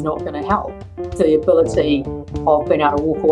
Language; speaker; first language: English; native; English